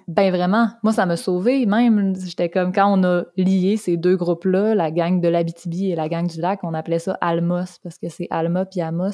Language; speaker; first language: French; native; French